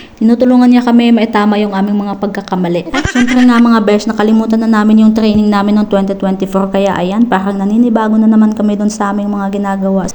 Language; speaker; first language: Filipino; non-native, local second language; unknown